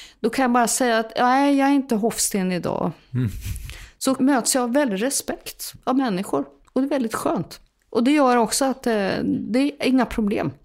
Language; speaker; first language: Swedish; native; Swedish